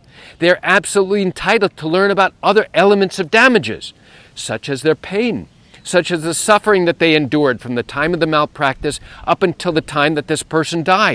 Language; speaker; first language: English; native; English